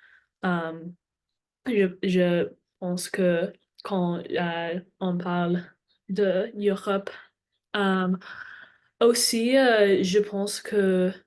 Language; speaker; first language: French; non-native, learner; English